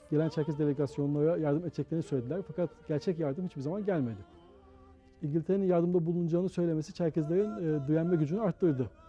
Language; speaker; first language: Turkish; native; Turkish